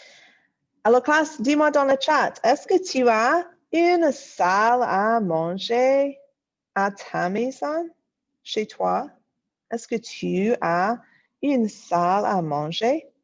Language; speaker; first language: French; non-native, fluent; English